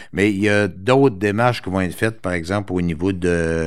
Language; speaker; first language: French; native; French